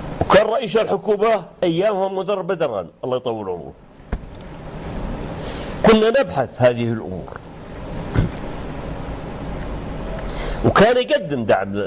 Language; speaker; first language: Arabic; native; Arabic